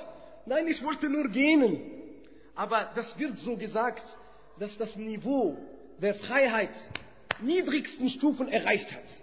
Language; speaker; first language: German; non-native, fluent; Arabic